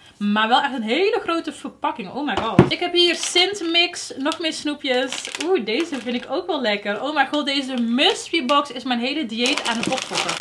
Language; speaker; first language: Dutch; early bilingual, other home language; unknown